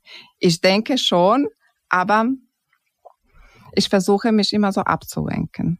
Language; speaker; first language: German; non-native, fluent; Croatian